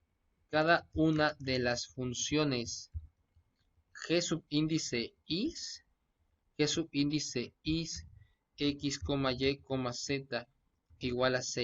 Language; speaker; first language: Spanish; native; Spanish